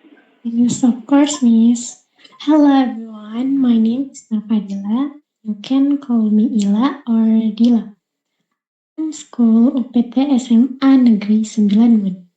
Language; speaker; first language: English; non-native, learner; Indonesian